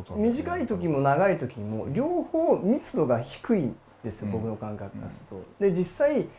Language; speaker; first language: Japanese; native; Japanese